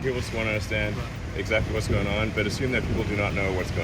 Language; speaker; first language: English; native; English